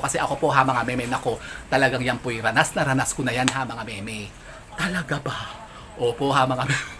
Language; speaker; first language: Filipino; native; Filipino